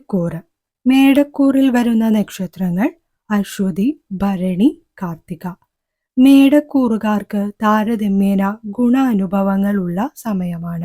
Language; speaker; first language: Malayalam; native; Malayalam